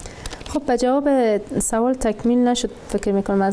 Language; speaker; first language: Persian; native; Persian